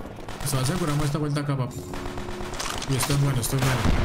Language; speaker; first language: Spanish; native; Spanish